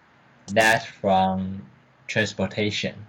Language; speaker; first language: English; non-native, learner; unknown